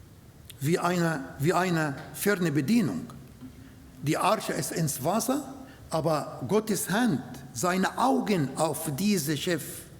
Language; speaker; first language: German; non-native, learner; Arabic